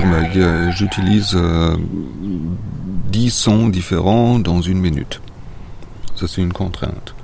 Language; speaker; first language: French; non-native, fluent; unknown